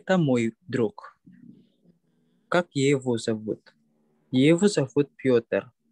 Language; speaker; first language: Russian; non-native, learner; Indonesian